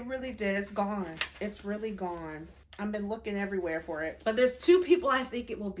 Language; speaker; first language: English; native; English